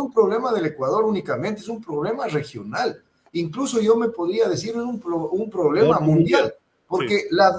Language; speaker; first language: Spanish; native; Spanish